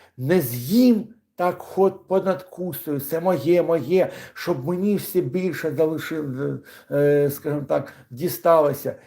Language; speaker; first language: Ukrainian; non-native, local second language; Russian